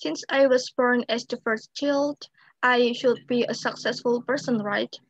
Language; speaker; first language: English; non-native, learner; Indonesian